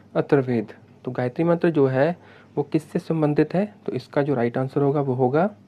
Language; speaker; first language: Hindi; non-native, local second language; Punjabi